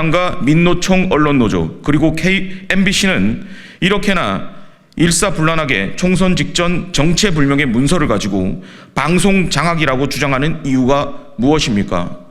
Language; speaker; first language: Korean; native; Korean